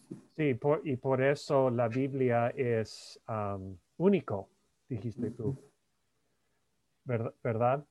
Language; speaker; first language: Spanish; non-native, fluent; English